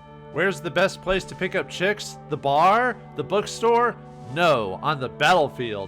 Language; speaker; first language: English; native; English